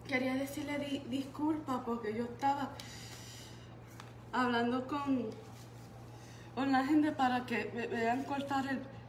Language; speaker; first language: Spanish; early bilingual, heritage; Spanish